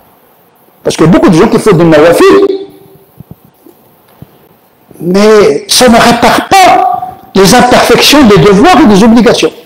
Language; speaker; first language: French; native; French